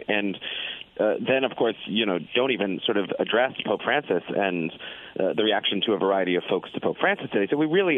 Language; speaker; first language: English; native; English